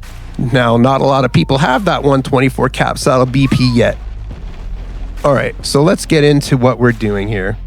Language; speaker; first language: English; native; English